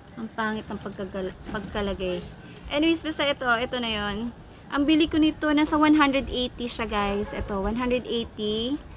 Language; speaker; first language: Filipino; non-native, local second language; Cebuano